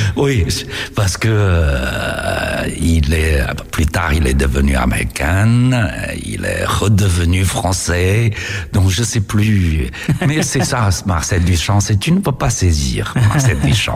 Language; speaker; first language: French; non-native, fluent; Chinese